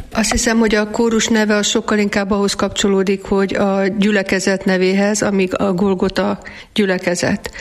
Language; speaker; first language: Hungarian; native; Hungarian